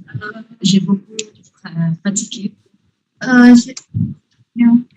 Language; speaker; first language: French; non-native, learner; English